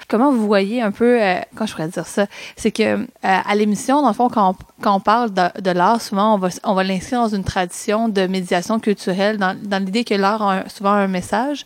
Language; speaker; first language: French; native; French